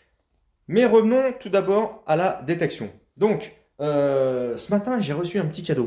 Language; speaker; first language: French; native; French